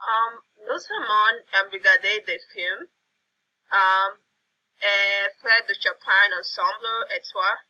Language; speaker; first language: French; non-native, learner; English